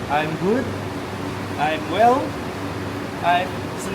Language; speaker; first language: English; non-native, learner; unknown